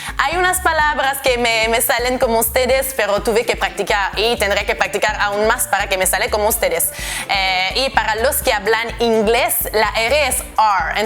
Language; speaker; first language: Spanish; non-native, fluent; French